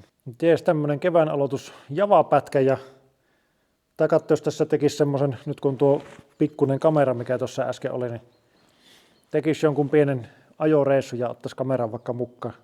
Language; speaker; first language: Finnish; native; Finnish